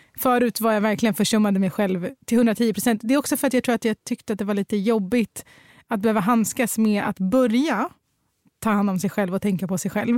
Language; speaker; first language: Swedish; early bilingual, other home language; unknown